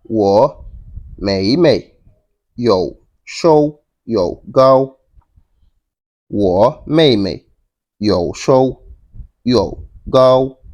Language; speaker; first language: Chinese; non-native, fluent; Wolof